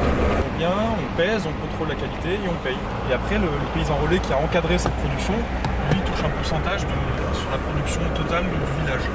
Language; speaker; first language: French; native; French